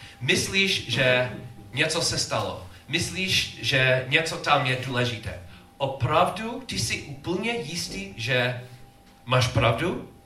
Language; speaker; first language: Czech; non-native, learner; English